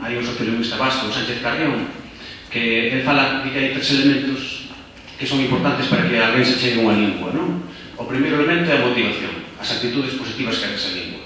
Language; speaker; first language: Galician; non-native, local second language; Spanish